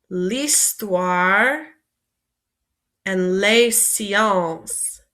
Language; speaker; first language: French; non-native, fluent; English